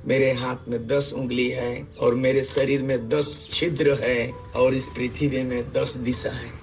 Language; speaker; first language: Hindi; non-native, local second language; Santali